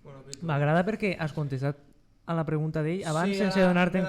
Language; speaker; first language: Catalan; native; Catalan